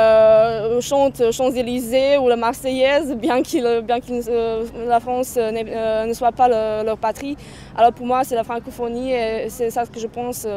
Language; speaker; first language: French; non-native, fluent; Serbian